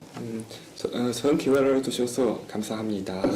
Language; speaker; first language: Korean; non-native, learner; Chinese